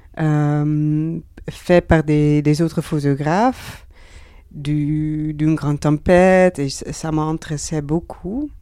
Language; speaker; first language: French; non-native, learner; Dutch